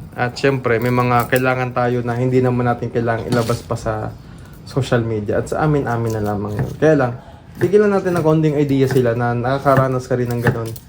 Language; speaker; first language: Filipino; native; Filipino